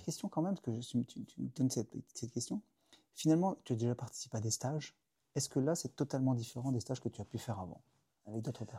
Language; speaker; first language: French; native; French